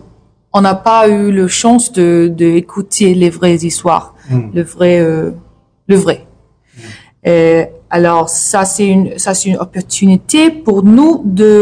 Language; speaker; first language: French; non-native, learner; English